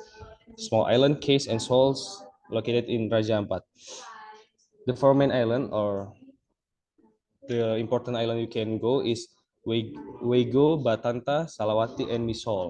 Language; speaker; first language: English; non-native, local second language; Indonesian